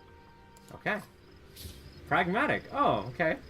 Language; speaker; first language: English; native; English